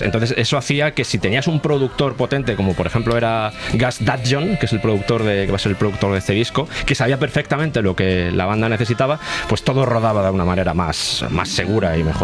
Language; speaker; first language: Spanish; native; Spanish